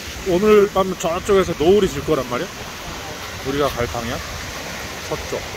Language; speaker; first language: Korean; native; Korean